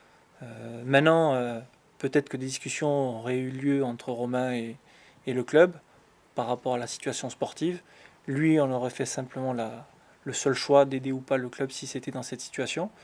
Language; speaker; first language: French; native; French